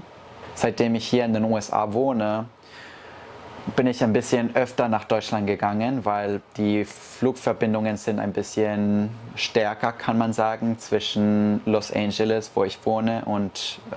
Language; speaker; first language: German; early bilingual, heritage; Spanish